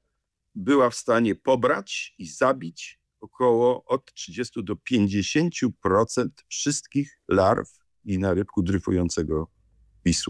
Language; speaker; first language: Polish; native; Polish